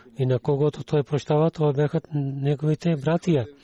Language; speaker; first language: Bulgarian; non-native, learner; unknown